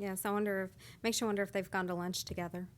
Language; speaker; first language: English; native; English